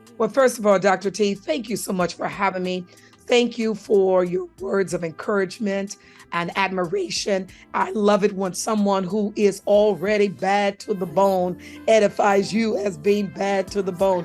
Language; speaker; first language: English; native; English